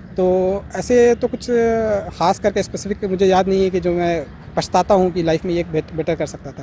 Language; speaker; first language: Hindi; native; Hindi